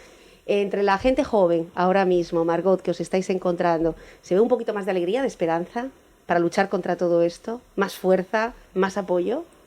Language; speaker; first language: Spanish; native; Spanish